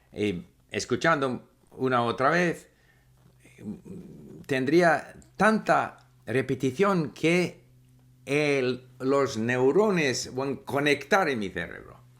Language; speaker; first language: Spanish; non-native, fluent; English